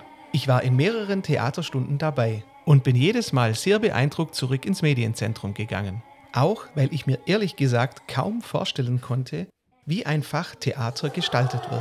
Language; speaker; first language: German; native; German